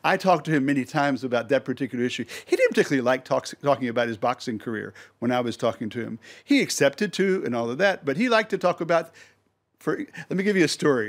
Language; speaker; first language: English; native; English